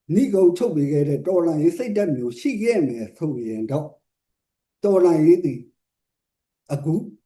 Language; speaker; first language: Burmese; non-native, local second language; S'gaw Karen